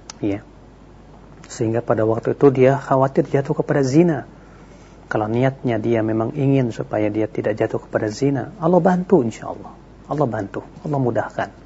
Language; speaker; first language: Indonesian; native; Indonesian